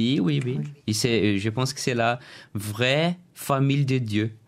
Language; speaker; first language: French; non-native, learner; Portuguese